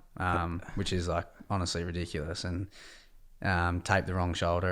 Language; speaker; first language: English; native; English